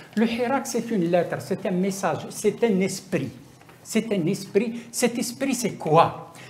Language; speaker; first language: French; non-native, local second language; Arabic